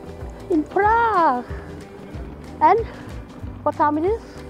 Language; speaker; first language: English; non-native, learner; Thai